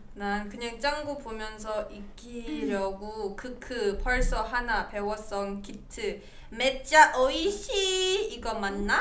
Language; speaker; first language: Korean; native; Korean